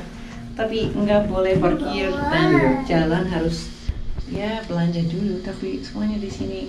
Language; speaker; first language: Indonesian; non-native, learner; English